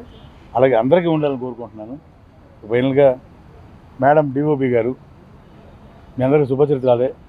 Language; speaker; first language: Telugu; native; Telugu